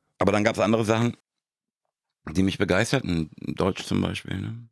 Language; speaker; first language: German; native; German